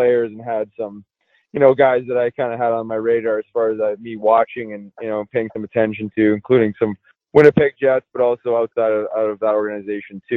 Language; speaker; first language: English; native; English